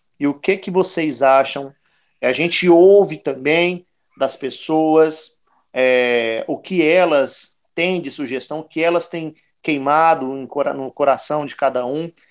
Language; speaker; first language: Portuguese; native; Portuguese